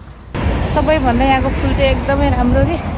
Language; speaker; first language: Nepali; native; Nepali